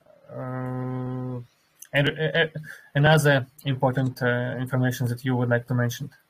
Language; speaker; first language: English; non-native, learner; Russian